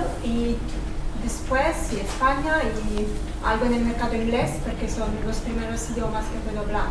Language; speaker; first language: Spanish; non-native, fluent; Italian